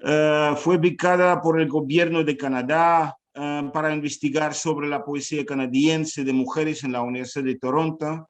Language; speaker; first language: Spanish; non-native, fluent; Ukrainian